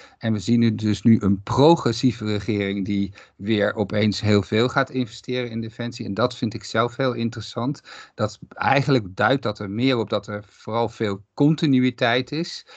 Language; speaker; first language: Dutch; native; Dutch